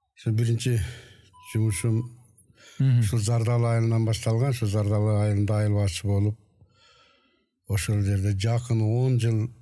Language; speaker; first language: Kyrgyz; native; Kyrgyz